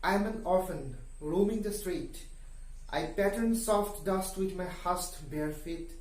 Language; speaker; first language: English; non-native, local second language; Assamese